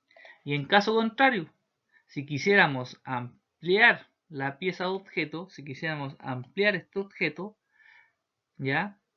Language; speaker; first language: Spanish; native; Spanish